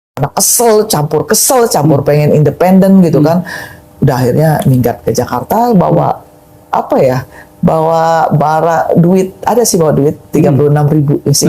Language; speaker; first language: Indonesian; native; Indonesian